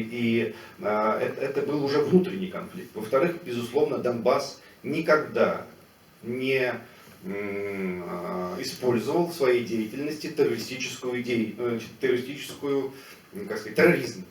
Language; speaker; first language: Russian; native; Russian